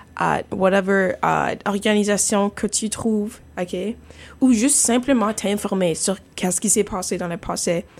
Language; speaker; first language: French; non-native, fluent; English